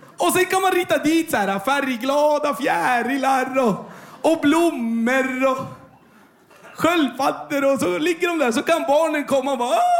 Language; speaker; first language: Swedish; early bilingual, other home language; Kurdish